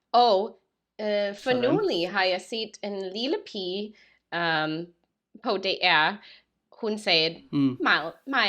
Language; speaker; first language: Danish; non-native, fluent; English